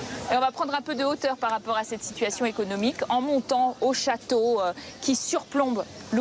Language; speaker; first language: French; native; French